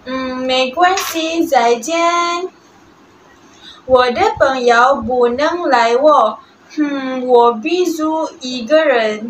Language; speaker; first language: Chinese; non-native, learner; Malay